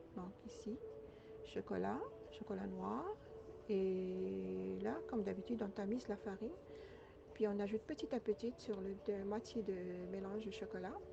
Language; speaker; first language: French; non-native, local second language; Arabic